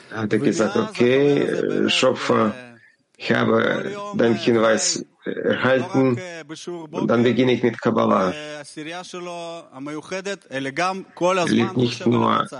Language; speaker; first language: German; non-native, learner; Hebrew